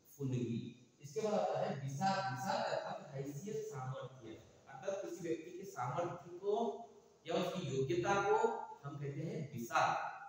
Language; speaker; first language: Hindi; non-native, local second language; Kannada